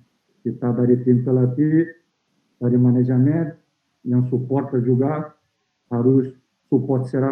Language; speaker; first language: Indonesian; non-native, fluent; Portuguese